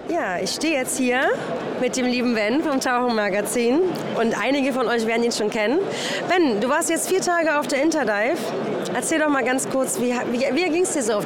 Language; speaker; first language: German; native; German